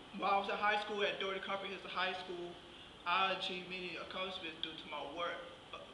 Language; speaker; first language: English; native; English